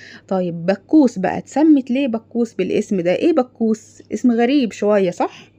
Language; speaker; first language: Arabic; native; Arabic